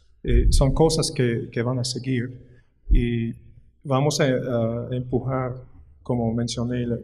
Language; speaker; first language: Spanish; non-native, fluent; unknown